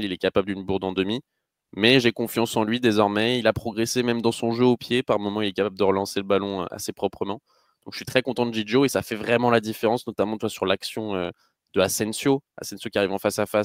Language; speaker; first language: French; native; French